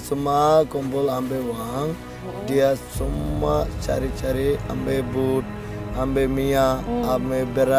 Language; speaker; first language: Indonesian; non-native, learner; Rohingya